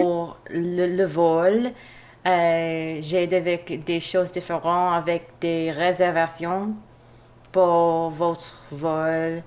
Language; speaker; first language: French; non-native, learner; English